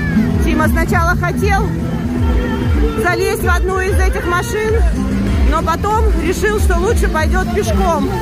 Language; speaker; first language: Russian; native; Russian